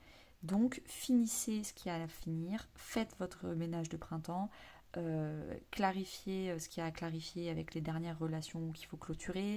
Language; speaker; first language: French; native; French